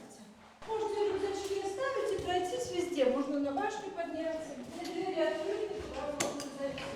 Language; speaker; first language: Russian; native; Russian